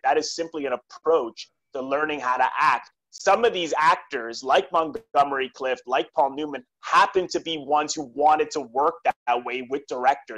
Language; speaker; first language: English; native; English